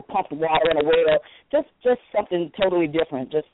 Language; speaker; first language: English; native; English